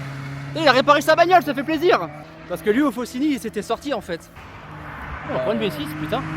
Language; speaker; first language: French; native; French